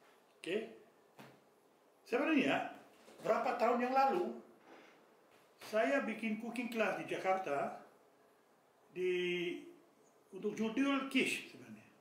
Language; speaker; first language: Indonesian; non-native, fluent; French